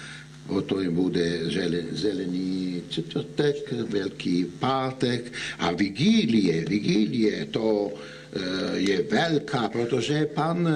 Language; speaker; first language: Czech; non-native, learner; Italian